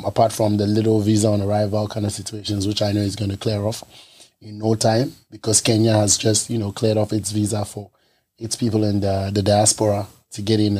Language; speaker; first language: English; non-native, local second language; Ewe